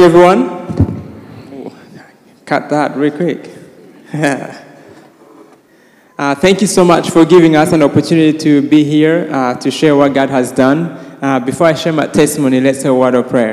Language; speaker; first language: English; non-native, local second language; Kinyarwanda